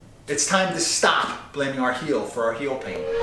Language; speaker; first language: English; native; English